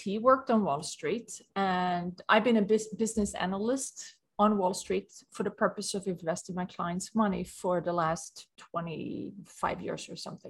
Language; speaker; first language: English; non-native, fluent; Swedish